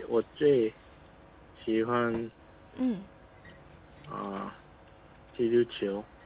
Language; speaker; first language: Chinese; non-native, learner; Korean